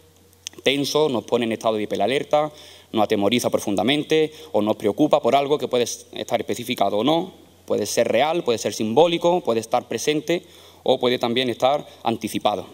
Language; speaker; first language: Spanish; native; Spanish